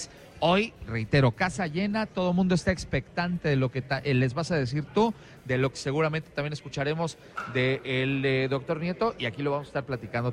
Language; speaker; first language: Spanish; native; Spanish